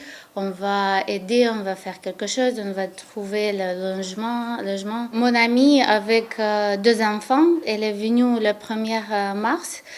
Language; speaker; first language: French; non-native, learner; Ukrainian